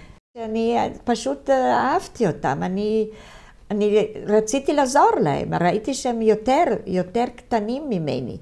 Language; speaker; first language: Hebrew; non-native, fluent; Italian